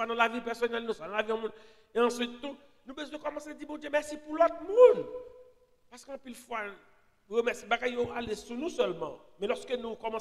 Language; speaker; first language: French; non-native, local second language; Haitian Creole